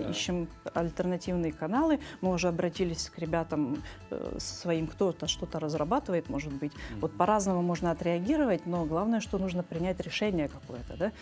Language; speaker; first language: Russian; native; Russian